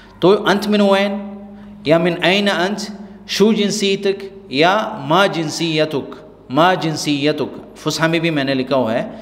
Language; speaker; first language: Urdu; non-native, local second language; Pashto